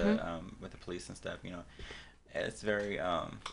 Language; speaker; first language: English; early bilingual, other home language; Spanish